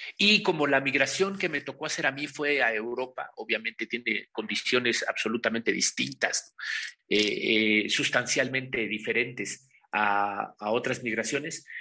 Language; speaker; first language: Spanish; native; Spanish